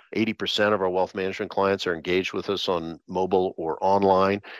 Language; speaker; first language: English; native; English